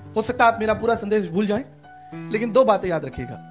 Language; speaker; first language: Hindi; native; Hindi